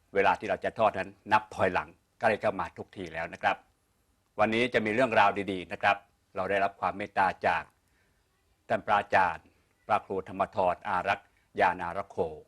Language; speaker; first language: Thai; native; Thai